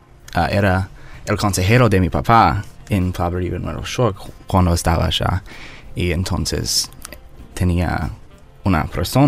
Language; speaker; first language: Spanish; non-native, learner; English